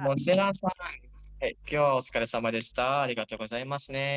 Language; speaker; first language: Japanese; non-native, fluent; Indonesian